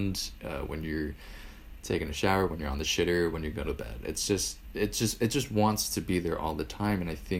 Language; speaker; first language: English; native; English